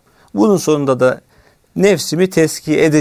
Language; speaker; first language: Turkish; native; Turkish